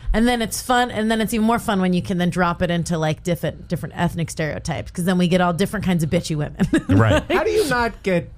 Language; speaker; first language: English; native; English